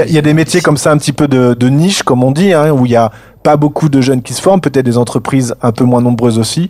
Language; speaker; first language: French; native; French